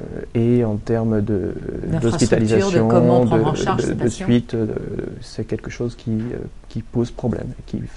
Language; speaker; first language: French; native; French